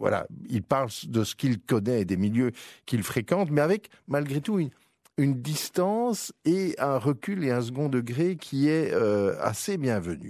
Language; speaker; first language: French; native; French